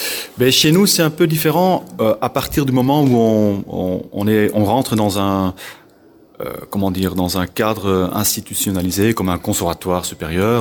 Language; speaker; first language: French; non-native, local second language; Dutch